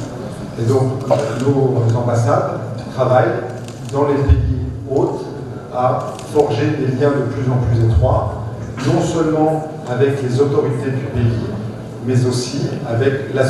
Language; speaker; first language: French; native; French